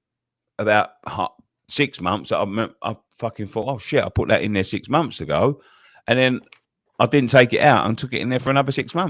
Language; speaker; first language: English; native; English